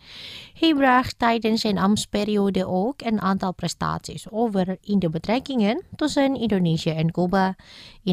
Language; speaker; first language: Dutch; non-native, fluent; Indonesian